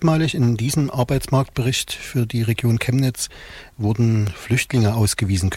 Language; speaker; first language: German; native; German